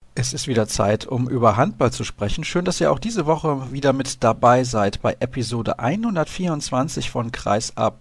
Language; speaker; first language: German; native; German